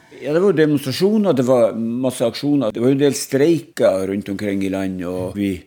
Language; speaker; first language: Norwegian; native; Norwegian